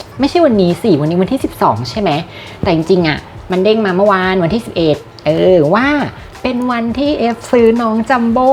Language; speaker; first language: Thai; native; Thai